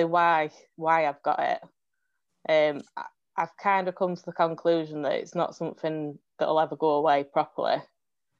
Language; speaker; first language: English; native; English